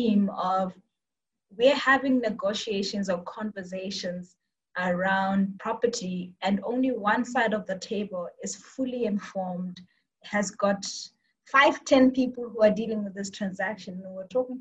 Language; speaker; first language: English; non-native, local second language; Tswana